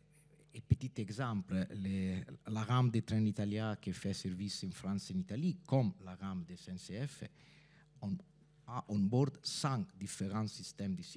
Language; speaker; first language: French; non-native, fluent; Italian